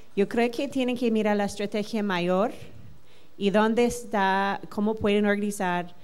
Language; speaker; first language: Spanish; non-native, fluent; English